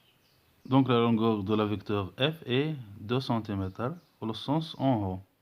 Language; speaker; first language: French; non-native, local second language; Arabic